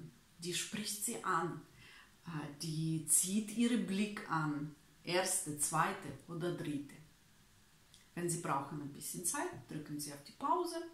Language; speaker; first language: German; non-native, learner; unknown